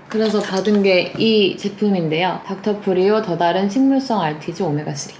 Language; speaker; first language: Korean; native; Korean